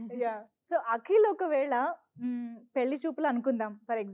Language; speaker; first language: Telugu; native; Telugu